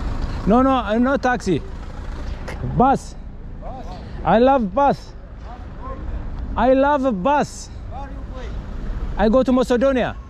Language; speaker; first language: English; non-native, learner; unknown